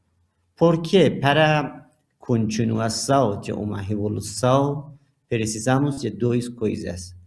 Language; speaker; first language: Portuguese; non-native, learner; Persian